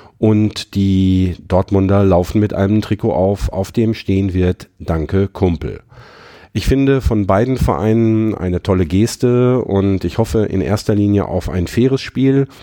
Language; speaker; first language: German; native; German